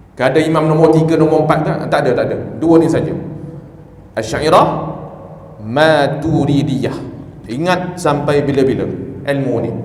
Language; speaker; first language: Malay; native; Malay